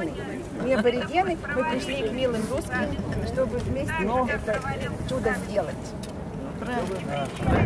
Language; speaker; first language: Russian; non-native, local second language; Latvian